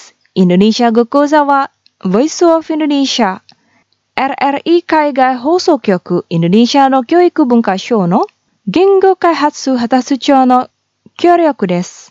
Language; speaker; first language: Japanese; non-native, fluent; Indonesian